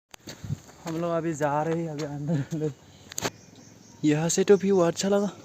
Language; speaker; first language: Hindi; non-native, local second language; Assamese